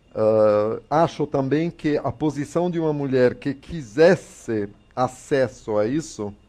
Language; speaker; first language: Portuguese; non-native, fluent; Italian